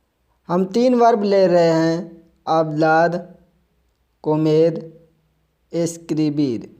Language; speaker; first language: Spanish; non-native, fluent; Urdu